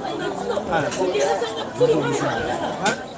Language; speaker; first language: Japanese; native; Japanese